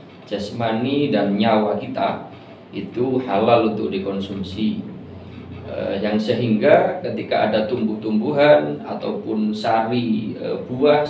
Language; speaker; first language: Indonesian; non-native, local second language; Javanese